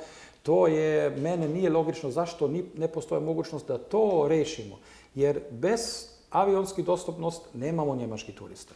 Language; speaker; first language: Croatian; non-native, learner; German